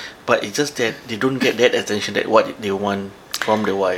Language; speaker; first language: English; non-native, local second language; Malay